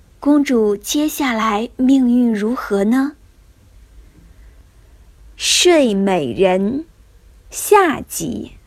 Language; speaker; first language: Chinese; native; Chinese